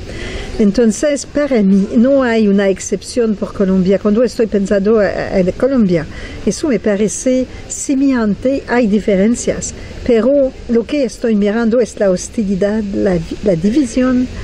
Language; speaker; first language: Spanish; non-native, fluent; French